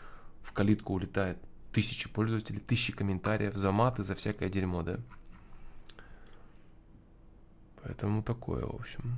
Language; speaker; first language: Russian; native; Russian